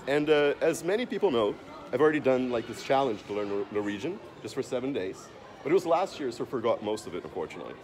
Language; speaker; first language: English; non-native, fluent; Portuguese